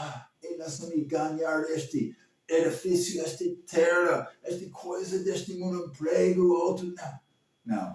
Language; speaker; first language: Portuguese; non-native, learner; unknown